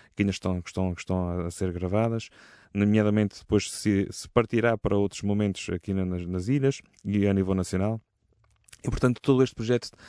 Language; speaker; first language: Portuguese; native; Portuguese